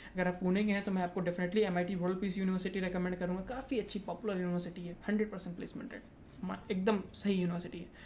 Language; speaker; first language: Hindi; non-native, local second language; Marathi